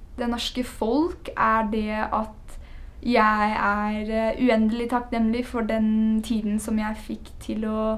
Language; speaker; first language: Norwegian; non-native, fluent; English